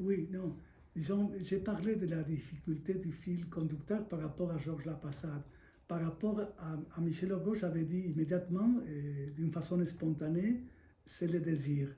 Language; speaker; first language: French; non-native, fluent; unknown